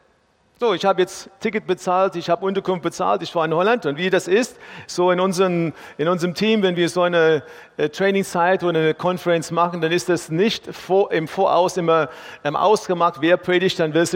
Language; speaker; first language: German; non-native, fluent; English